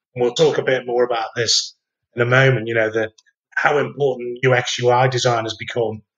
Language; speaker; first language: English; native; English